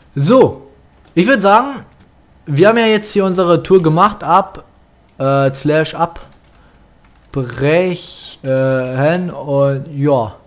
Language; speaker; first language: German; native; German